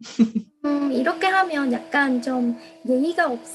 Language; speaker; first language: Korean; non-native, fluent; Vietnamese